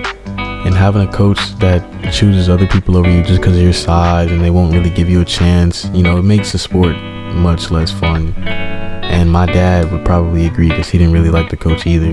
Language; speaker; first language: English; native; English